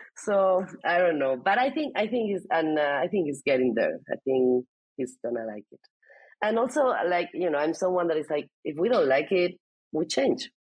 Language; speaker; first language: English; non-native, fluent; Spanish